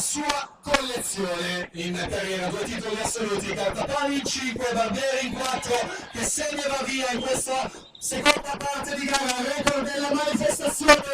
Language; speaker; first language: Italian; native; Italian